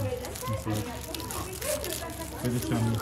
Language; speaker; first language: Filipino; non-native, learner; Japanese